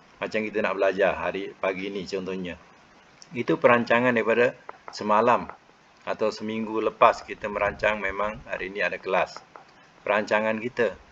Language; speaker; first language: Malay; native; Malay